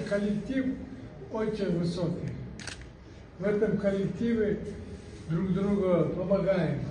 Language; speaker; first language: Russian; non-native, local second language; Uzbek